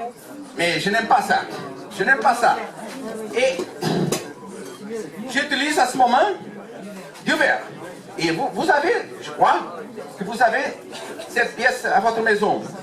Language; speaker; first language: French; non-native, learner; Portuguese